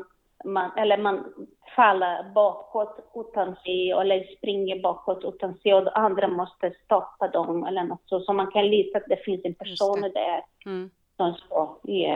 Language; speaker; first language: Swedish; non-native, learner; Portuguese